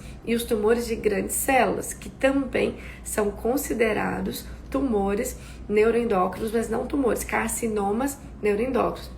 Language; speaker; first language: Portuguese; native; Portuguese